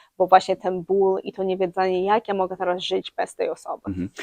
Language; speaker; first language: Polish; early bilingual, heritage; English